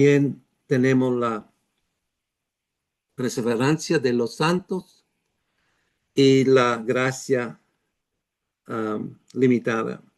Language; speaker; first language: Spanish; non-native, fluent; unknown